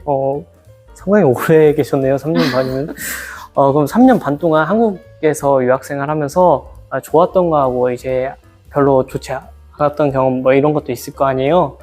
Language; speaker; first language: Korean; native; Korean